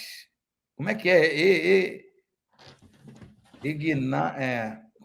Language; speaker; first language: Portuguese; native; Portuguese